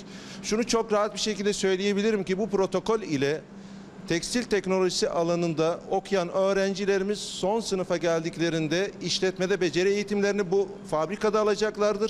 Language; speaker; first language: Turkish; native; Turkish